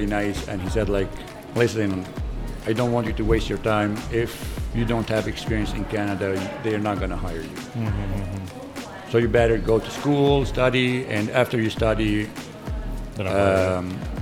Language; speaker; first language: English; non-native, fluent; Arabic